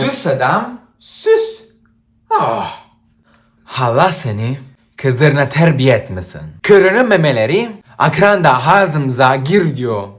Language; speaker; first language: Turkish; non-native, learner; Italian